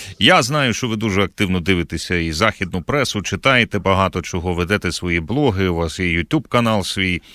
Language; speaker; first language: Ukrainian; native; Ukrainian